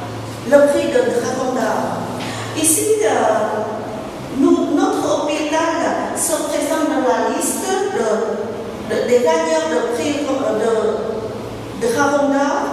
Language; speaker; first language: French; non-native, fluent; Vietnamese